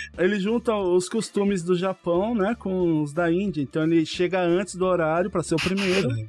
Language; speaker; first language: Portuguese; native; Portuguese